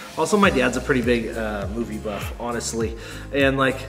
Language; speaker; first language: English; native; English